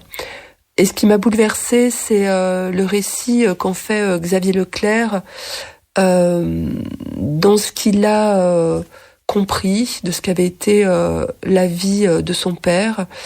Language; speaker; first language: French; native; French